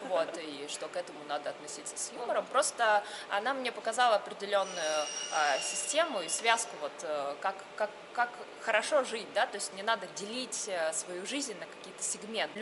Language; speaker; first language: Russian; native; Russian